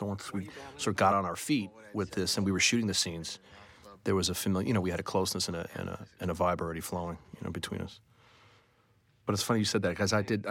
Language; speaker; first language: English; native; English